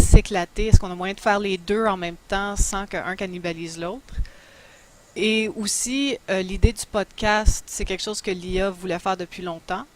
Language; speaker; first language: French; native; French